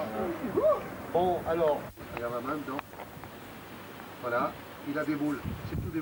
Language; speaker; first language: French; native; French